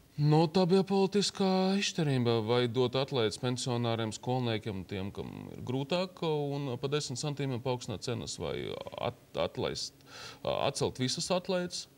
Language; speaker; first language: Latvian; non-native, local second language; Russian